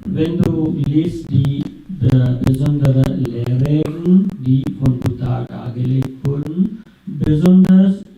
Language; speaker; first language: German; non-native, fluent; Sinhala